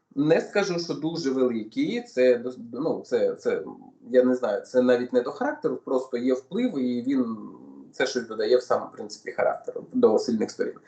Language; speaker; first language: Ukrainian; non-native, local second language; Russian